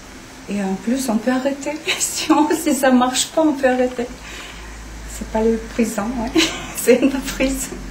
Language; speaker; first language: French; non-native, fluent; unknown